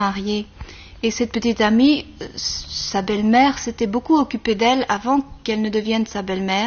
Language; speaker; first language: French; native; French